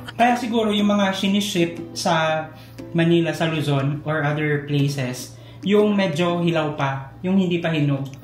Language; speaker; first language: Filipino; non-native, local second language; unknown